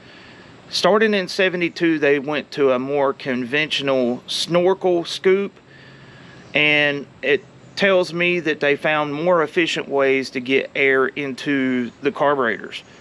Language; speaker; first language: English; native; English